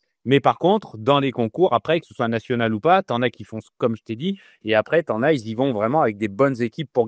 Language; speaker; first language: French; native; French